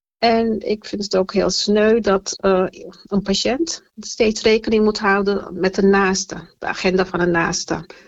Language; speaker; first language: Dutch; early bilingual, other home language; Turkish